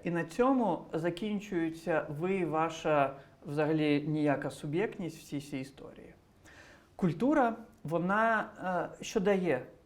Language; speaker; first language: Ukrainian; non-native, local second language; Crimean Tatar